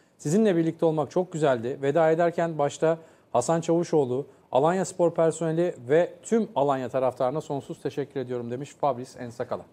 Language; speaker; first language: Turkish; native; Turkish